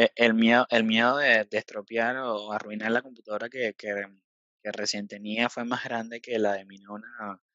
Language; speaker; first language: Spanish; native; Spanish